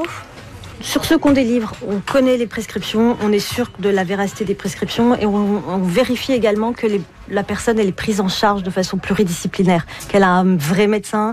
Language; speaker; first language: French; native; French